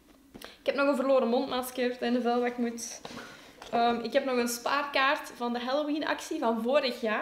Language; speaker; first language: Dutch; native; Dutch